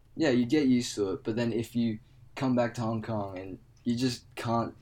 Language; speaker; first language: English; non-native, local second language; Cantonese